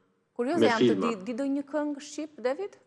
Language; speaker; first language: Albanian; native; Albanian